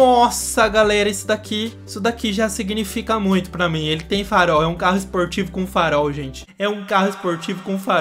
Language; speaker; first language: Portuguese; native; Portuguese